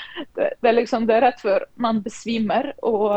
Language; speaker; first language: Norwegian; non-native, fluent; Ukrainian